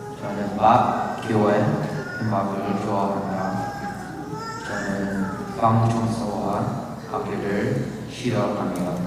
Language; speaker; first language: Korean; early bilingual, heritage; Korean